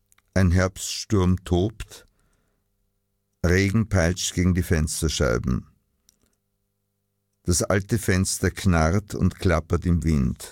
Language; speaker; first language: German; native; German